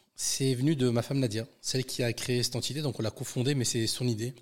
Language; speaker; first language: French; native; French